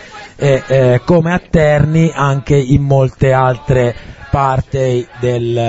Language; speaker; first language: Italian; native; Italian